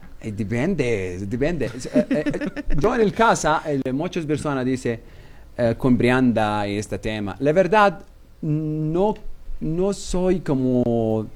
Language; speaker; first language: Spanish; non-native, learner; Arabic